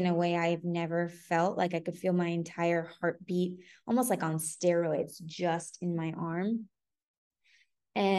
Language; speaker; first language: English; native; English